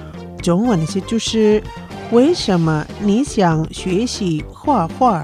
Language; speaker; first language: Chinese; non-native, fluent; Indonesian